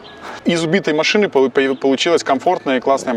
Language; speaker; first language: Russian; native; Russian